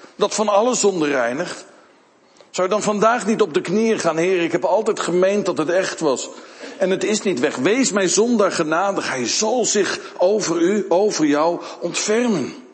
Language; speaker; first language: Dutch; native; Dutch